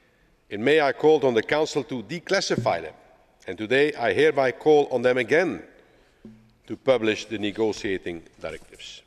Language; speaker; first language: English; non-native, fluent; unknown